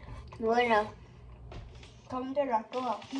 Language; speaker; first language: Spanish; native; Spanish